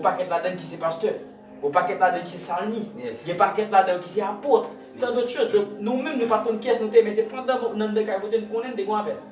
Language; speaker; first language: French; non-native, local second language; Haitian Creole